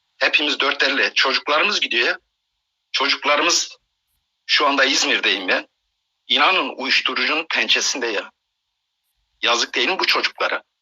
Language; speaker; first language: Turkish; non-native, local second language; Kurdish